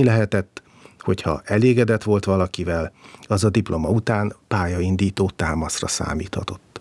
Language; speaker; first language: Hungarian; native; Hungarian